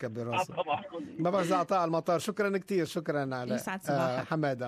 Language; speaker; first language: Arabic; native; Arabic